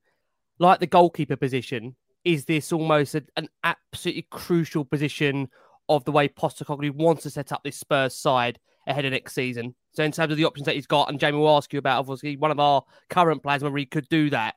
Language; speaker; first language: English; native; English